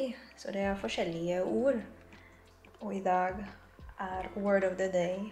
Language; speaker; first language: Norwegian; non-native, learner; Filipino